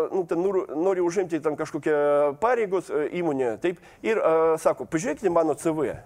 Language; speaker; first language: Lithuanian; non-native, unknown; Russian